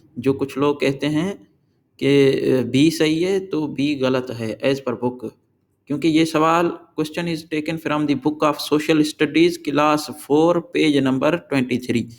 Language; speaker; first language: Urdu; non-native, local second language; Sindhi